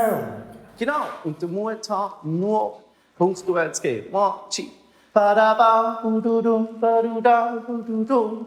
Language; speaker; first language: German; native; German